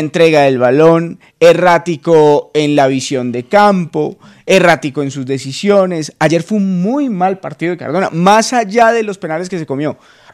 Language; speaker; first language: Spanish; native; Spanish